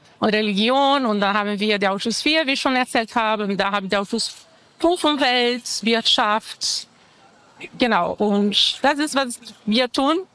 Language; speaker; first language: German; non-native, fluent; Portuguese